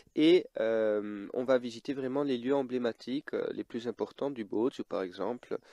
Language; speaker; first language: French; early bilingual, other home language; Dutch